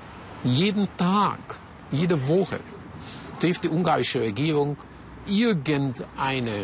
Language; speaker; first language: German; non-native, fluent; Hungarian